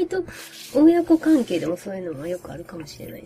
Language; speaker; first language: Japanese; native; Japanese